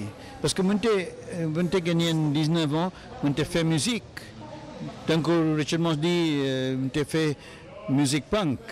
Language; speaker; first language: Haitian Creole; non-native, learner; English